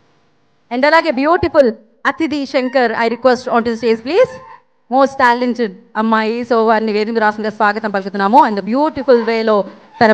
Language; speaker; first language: Telugu; native; Telugu